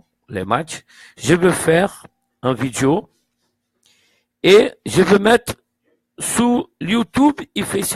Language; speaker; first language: French; non-native, fluent; Portuguese